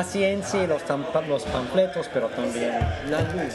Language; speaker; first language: Spanish; non-native, fluent; English